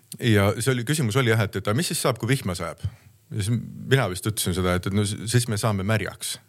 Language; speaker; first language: Estonian; native; Estonian